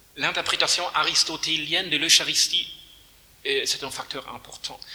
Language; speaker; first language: French; non-native, fluent; German